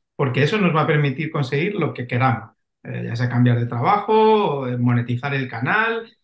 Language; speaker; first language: Spanish; native; Spanish